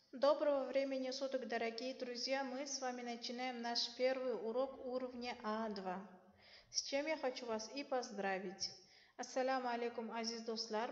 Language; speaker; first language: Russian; non-native, local second language; Uzbek